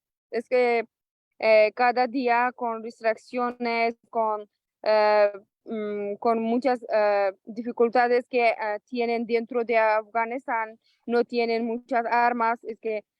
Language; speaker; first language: Spanish; non-native, local second language; Persian